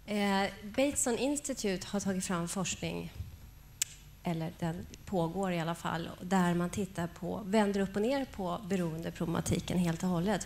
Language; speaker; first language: Swedish; native; Swedish